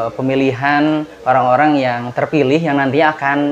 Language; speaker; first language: Indonesian; native; Indonesian